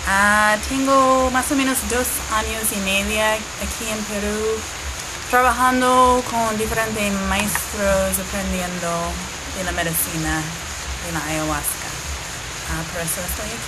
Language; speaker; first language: Spanish; non-native, fluent; English